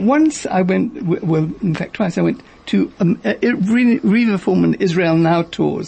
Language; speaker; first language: English; native; English